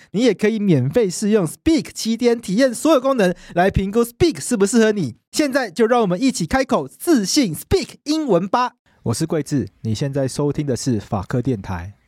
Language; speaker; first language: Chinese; native; Chinese